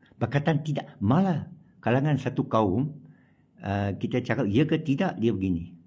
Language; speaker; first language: Malay; non-native, local second language; Chinese